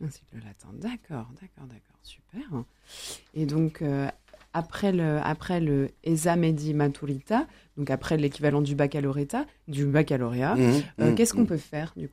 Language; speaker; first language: French; native; French